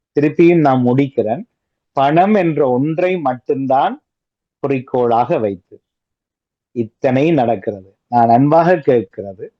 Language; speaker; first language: Tamil; native; Tamil